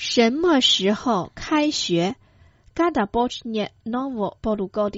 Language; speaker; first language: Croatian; non-native, fluent; Chinese